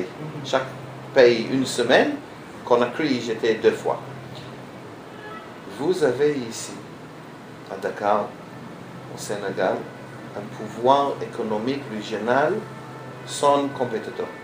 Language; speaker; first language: French; non-native, learner; Hebrew